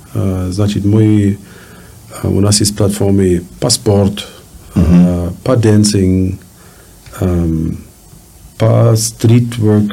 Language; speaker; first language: Russian; non-native, learner; German